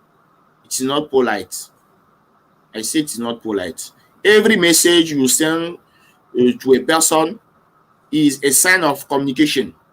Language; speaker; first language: English; non-native, local second language; French